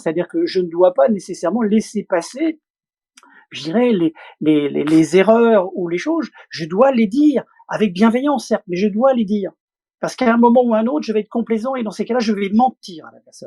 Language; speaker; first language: French; native; French